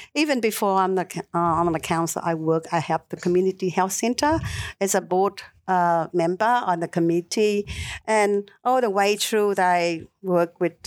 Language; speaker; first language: English; non-native, learner; Vietnamese